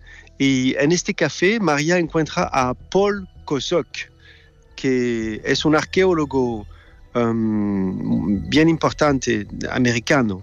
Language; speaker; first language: Spanish; non-native, fluent; French